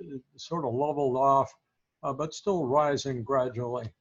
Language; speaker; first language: English; native; English